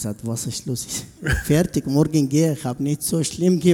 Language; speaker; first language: German; non-native, learner; Arabic